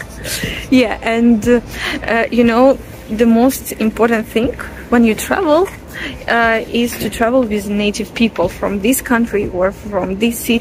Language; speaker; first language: English; non-native, fluent; Russian